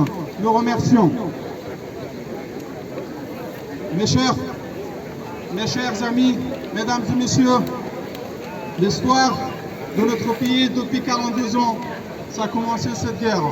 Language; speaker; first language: French; non-native, fluent; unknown